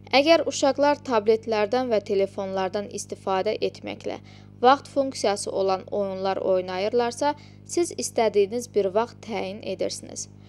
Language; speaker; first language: Azerbaijani; non-native, local second language; Georgian